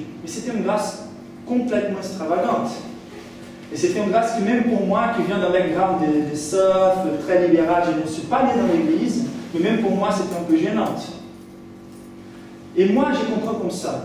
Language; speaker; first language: French; non-native, fluent; Portuguese